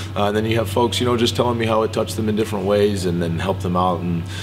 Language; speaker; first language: English; native; English